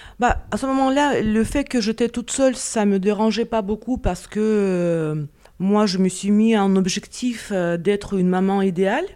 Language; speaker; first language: French; non-native, fluent; Russian